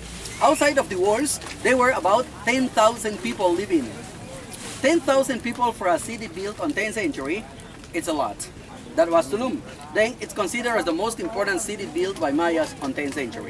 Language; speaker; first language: English; non-native, fluent; Spanish